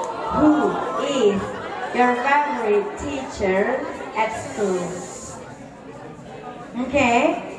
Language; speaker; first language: English; non-native, fluent; Indonesian